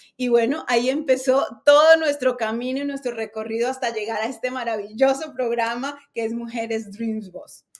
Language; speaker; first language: Spanish; native; Spanish